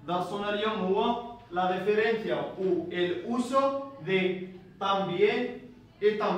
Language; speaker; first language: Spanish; non-native, fluent; Arabic